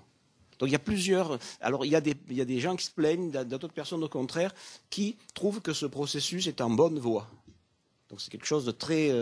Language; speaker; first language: French; native; French